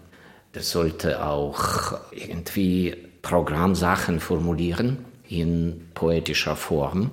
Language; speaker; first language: German; non-native, fluent; Ukrainian